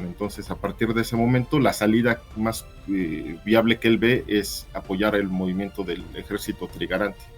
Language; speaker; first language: Spanish; native; Spanish